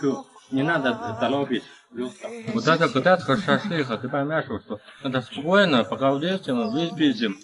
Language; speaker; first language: Russian; non-native, learner; Chinese